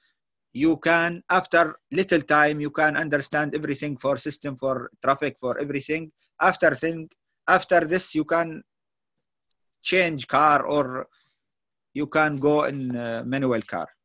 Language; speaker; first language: English; non-native, learner; Arabic